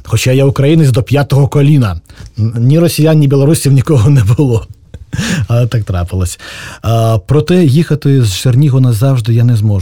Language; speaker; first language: Ukrainian; native; Ukrainian